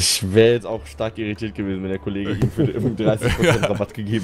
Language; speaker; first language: German; native; German